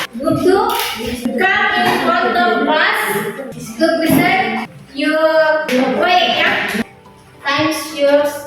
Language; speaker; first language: English; non-native, fluent; Indonesian